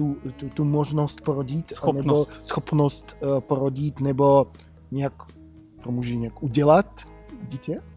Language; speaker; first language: Czech; non-native, fluent; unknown